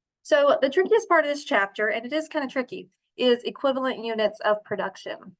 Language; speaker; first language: English; native; English